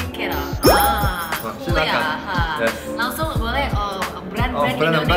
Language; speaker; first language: Indonesian; native; Indonesian